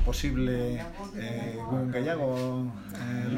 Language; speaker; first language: Basque; non-native, learner; Spanish